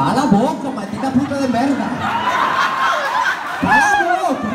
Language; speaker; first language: Portuguese; non-native, learner; Spanish